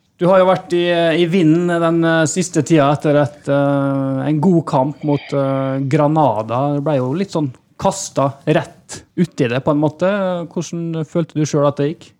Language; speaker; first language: Norwegian; native; Norwegian